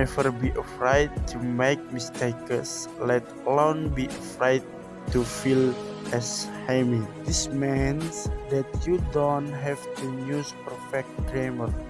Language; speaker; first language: English; non-native, learner; Indonesian